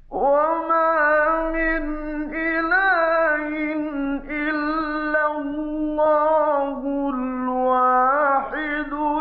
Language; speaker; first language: Arabic; native; Arabic